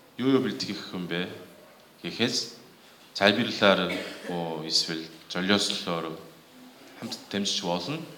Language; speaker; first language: Mongolian; non-native, fluent; Korean